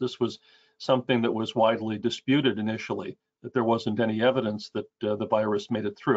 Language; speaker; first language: English; native; English